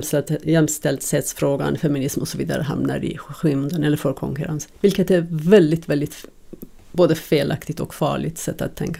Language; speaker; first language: Swedish; non-native, fluent; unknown